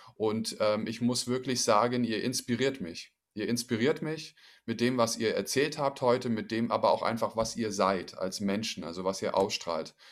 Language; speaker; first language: German; native; German